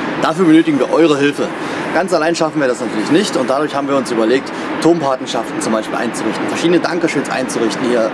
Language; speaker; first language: German; native; German